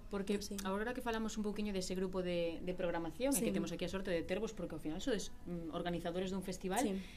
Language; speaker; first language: Galician; native; Galician